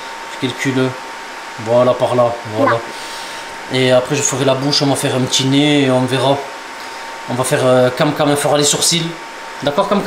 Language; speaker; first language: French; native; French